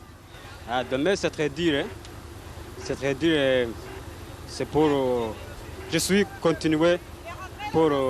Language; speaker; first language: French; non-native, learner; Kinyarwanda